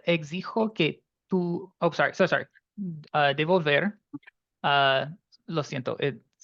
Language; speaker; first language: Spanish; non-native, learner; English